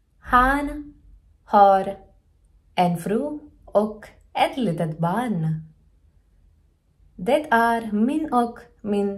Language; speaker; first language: Swedish; non-native, learner; Kannada